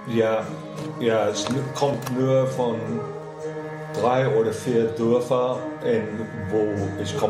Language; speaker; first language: German; non-native, fluent; English